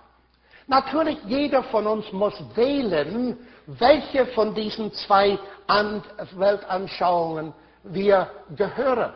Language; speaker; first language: German; non-native, fluent; English